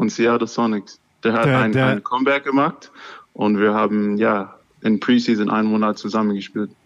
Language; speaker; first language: German; non-native, learner; English